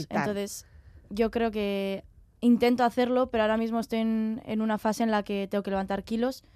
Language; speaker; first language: Spanish; native; Spanish